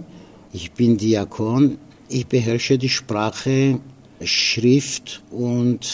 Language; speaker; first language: German; non-native, fluent; Aramaic